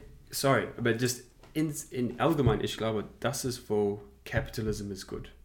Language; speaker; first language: German; non-native, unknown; English